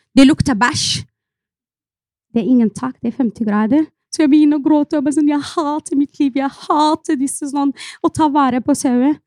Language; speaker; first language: Norwegian; non-native, fluent; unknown